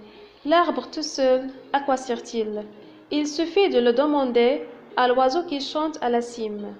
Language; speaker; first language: French; non-native, local second language; Arabic